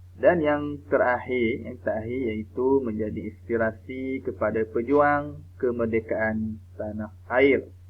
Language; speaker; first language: Malay; native; Malay